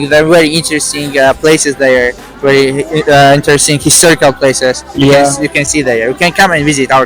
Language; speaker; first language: English; non-native, learner; Persian